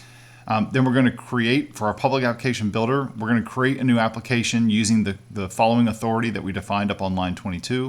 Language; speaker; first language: English; native; English